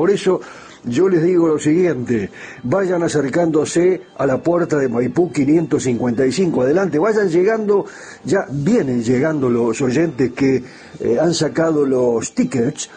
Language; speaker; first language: Spanish; native; Spanish